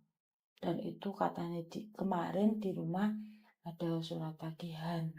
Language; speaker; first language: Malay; non-native, local second language; Javanese